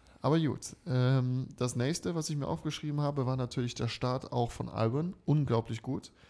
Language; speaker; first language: German; native; German